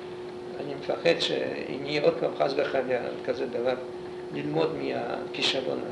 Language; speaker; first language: Hebrew; non-native, fluent; Polish